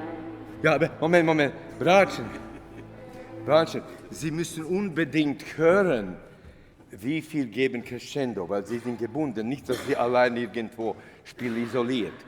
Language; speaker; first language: German; non-native, fluent; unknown